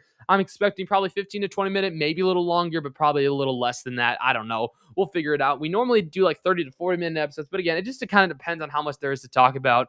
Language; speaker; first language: English; native; English